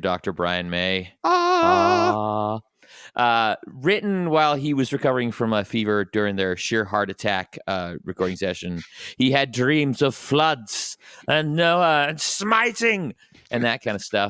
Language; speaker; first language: English; native; English